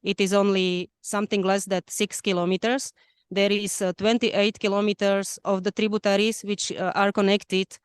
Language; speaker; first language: English; non-native, fluent; Slovak